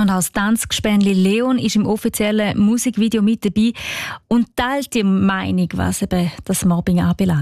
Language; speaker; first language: German; native; German